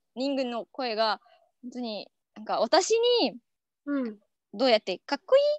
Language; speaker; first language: Japanese; non-native, learner; Arabic